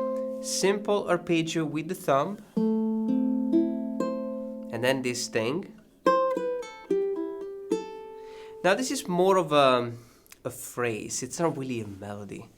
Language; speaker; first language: English; non-native, fluent; Italian